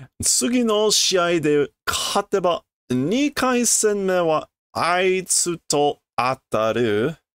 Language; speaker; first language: Japanese; non-native, learner; English